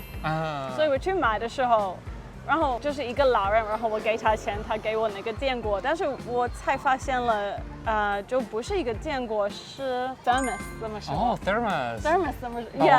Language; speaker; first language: Chinese; non-native, fluent; English